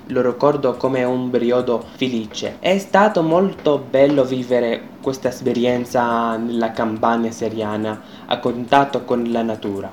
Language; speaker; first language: Italian; non-native, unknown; Arabic